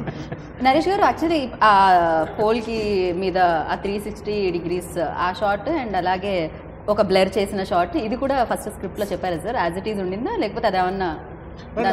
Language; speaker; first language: Telugu; native; Telugu